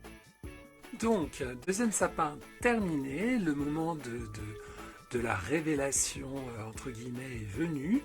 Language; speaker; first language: French; native; French